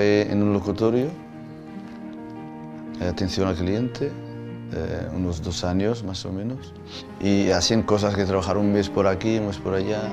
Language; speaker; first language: Spanish; non-native, fluent; Arabic